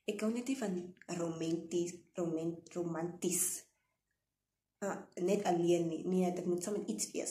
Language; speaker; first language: Afrikaans; non-native, local second language; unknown